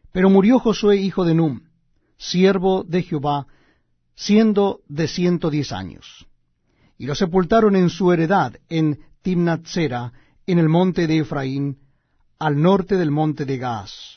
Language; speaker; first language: Spanish; native; Spanish